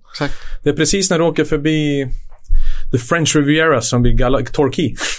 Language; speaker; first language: Swedish; early bilingual, other home language; Serbian